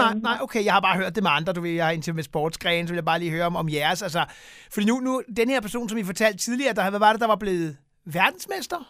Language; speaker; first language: Danish; native; Danish